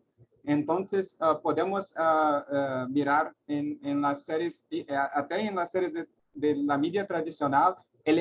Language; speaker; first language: Spanish; non-native, learner; Portuguese